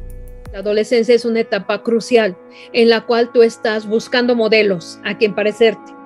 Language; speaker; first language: Spanish; native; Spanish